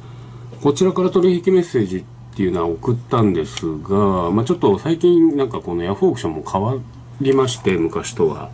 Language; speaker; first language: Japanese; native; Japanese